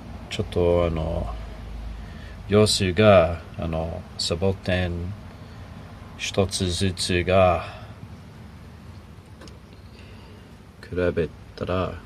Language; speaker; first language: Japanese; non-native, learner; English